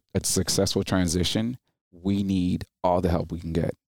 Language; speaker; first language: English; early bilingual, other home language; Spanish